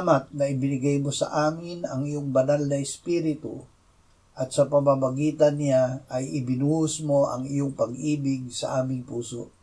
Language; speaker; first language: Filipino; native; Filipino